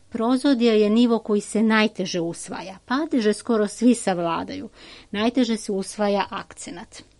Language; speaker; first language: Serbian; native; Serbian